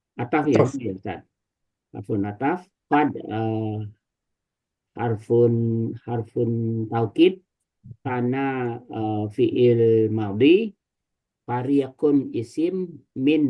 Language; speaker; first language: Arabic; non-native, learner; Indonesian